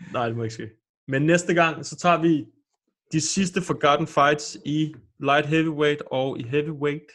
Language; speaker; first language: Danish; native; Danish